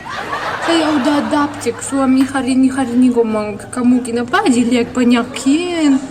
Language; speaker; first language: Indonesian; non-native, learner; Russian